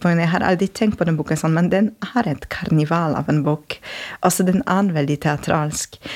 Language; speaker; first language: Norwegian; non-native, fluent; Polish